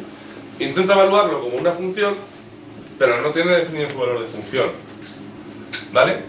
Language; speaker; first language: Spanish; native; Spanish